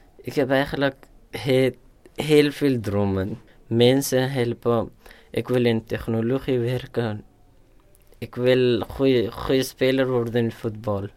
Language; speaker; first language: Dutch; non-native, learner; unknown